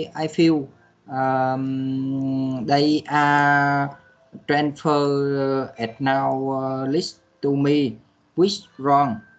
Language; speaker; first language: English; non-native, learner; Vietnamese